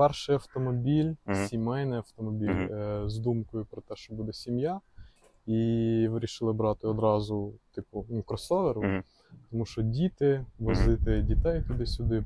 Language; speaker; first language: Ukrainian; native; Ukrainian